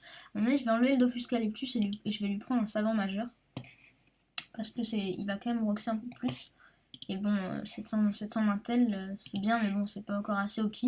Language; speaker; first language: French; native; French